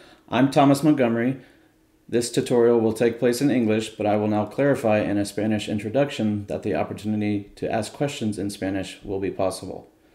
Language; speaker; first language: English; native; English